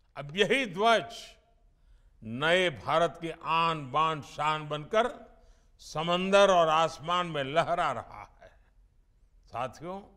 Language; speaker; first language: Hindi; non-native, local second language; Gujarati